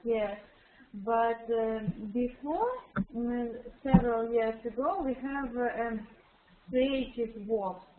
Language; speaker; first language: English; non-native, learner; Russian